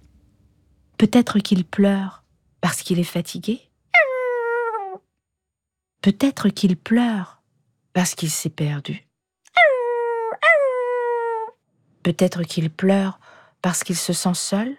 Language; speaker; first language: French; native; French